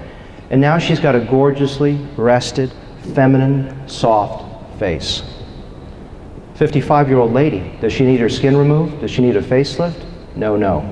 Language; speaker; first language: English; native; English